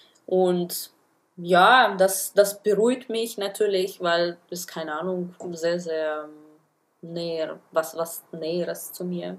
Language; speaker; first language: German; non-native, fluent; Russian